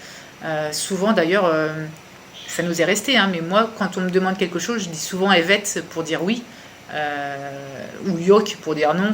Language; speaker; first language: French; native; French